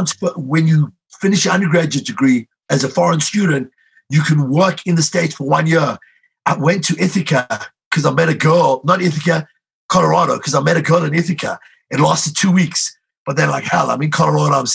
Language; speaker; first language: English; native; English